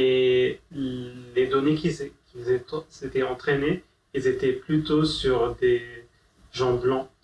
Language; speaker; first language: French; non-native, fluent; Arabic